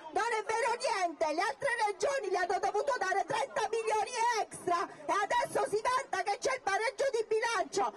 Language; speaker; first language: Italian; native; Italian